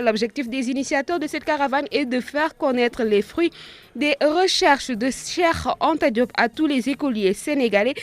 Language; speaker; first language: French; non-native, local second language; Wolof